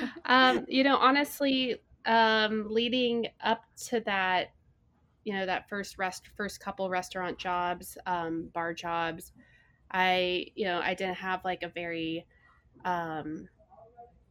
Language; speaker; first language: English; native; English